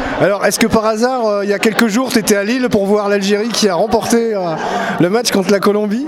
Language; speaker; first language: French; native; French